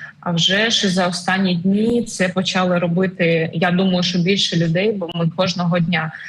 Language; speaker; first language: Ukrainian; non-native, local second language; Russian